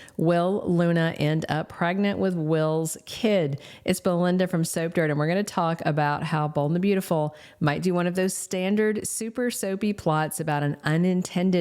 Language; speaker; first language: English; native; English